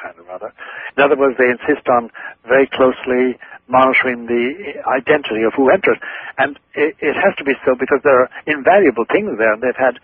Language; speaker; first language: English; non-native, local second language; Irish